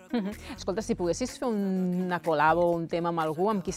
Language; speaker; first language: Catalan; native; Catalan